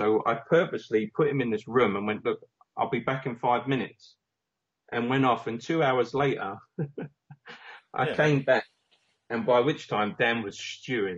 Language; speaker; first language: English; native; English